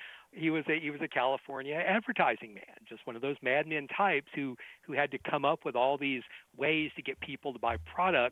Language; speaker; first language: English; native; English